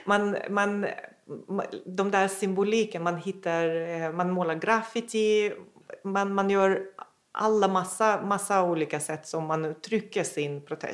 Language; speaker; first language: Swedish; non-native, fluent; Russian